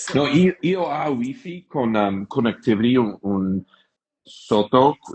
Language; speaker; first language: Italian; non-native, learner; English